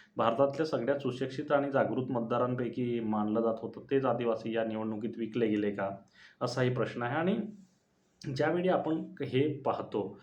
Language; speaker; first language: Marathi; non-native, local second language; Bhili